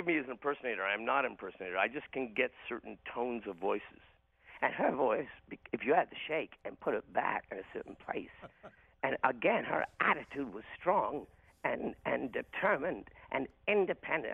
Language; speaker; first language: English; native; English